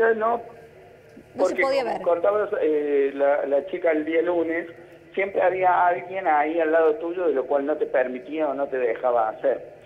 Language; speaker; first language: Spanish; native; Spanish